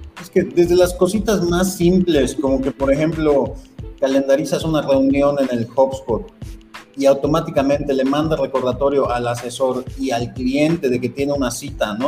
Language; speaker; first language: Spanish; native; Spanish